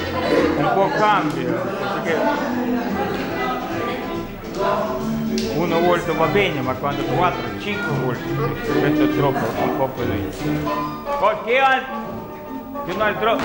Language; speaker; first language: Italian; non-native, learner; Russian